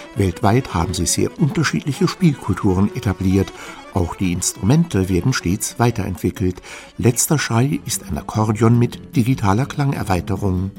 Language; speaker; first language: German; native; German